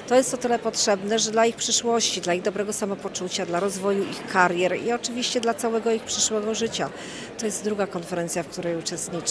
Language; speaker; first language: Polish; native; Polish